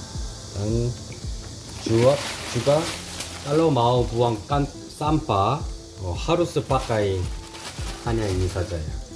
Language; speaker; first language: Indonesian; non-native, learner; Korean